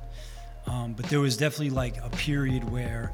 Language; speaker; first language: English; native; English